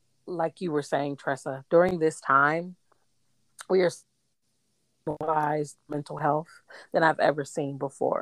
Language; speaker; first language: English; native; English